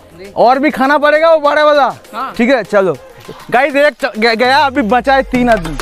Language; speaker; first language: Hindi; non-native, local second language; Bangla